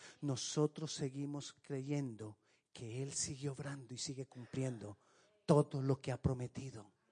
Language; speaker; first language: Spanish; native; Spanish